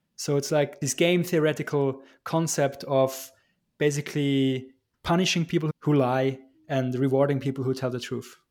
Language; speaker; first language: English; non-native, fluent; German